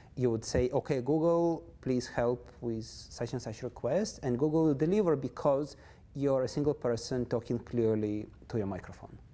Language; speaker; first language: English; non-native, fluent; Russian